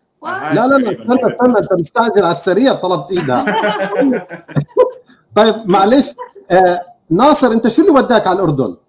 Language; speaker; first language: Arabic; native; Arabic